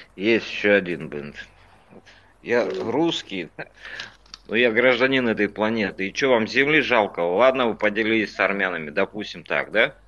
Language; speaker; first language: Russian; native; Russian